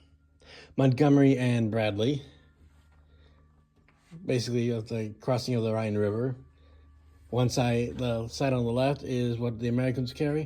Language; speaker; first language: English; native; English